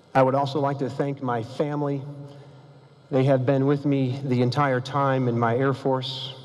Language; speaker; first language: English; native; English